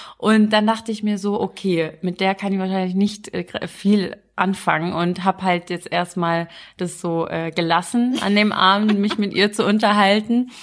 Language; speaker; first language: German; early bilingual, other home language; Arabic